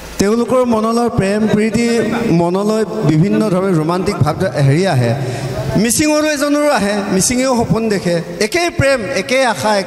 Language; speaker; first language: Assamese; non-native, local second language; Mising